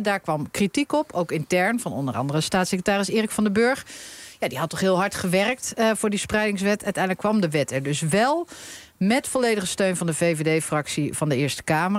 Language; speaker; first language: Dutch; native; Dutch